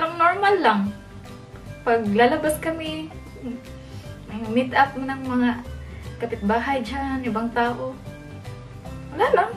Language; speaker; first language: Filipino; non-native, local second language; Cebuano